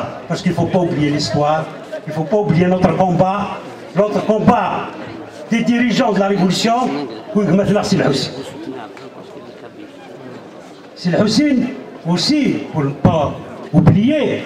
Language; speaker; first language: French; non-native, local second language; Kabyle